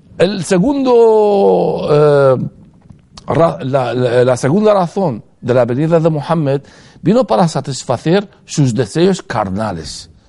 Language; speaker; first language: Spanish; non-native, fluent; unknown